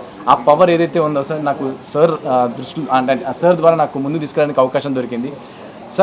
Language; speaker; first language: Telugu; native; Telugu